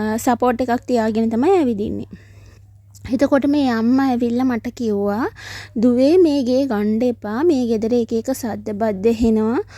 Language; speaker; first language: Sinhala; non-native, local second language; Tamil